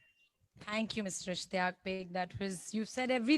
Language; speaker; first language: English; non-native, local second language; Urdu